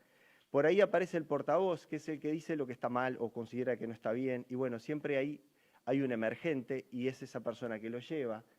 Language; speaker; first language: Spanish; native; Spanish